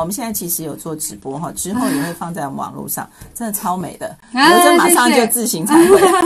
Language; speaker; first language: Chinese; native; Chinese